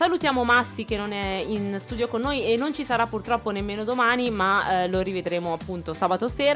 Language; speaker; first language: Italian; native; Italian